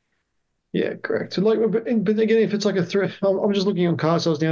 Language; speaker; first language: English; native; English